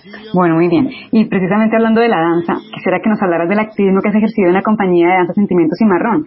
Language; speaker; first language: Spanish; native; Spanish